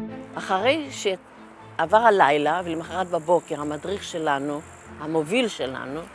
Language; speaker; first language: Hebrew; early bilingual, other home language; Yiddish